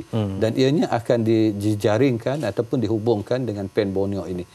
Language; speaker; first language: Malay; native; Malay